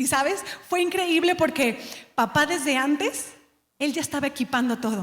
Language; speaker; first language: Spanish; native; Spanish